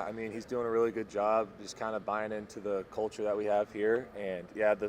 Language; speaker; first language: English; native; English